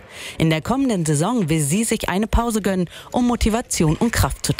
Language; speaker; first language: German; native; German